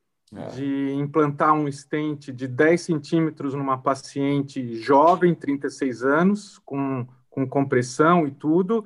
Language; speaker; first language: Portuguese; native; Portuguese